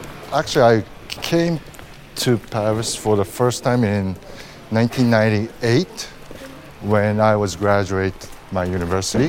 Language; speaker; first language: English; non-native, fluent; Japanese